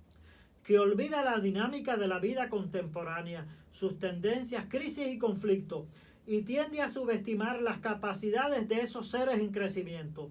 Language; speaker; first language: Spanish; native; Spanish